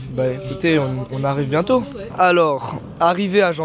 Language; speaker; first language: French; native; French